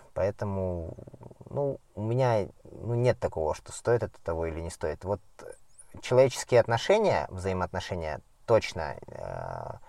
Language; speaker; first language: Russian; native; Russian